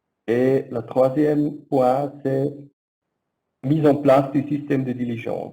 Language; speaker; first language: French; non-native, learner; German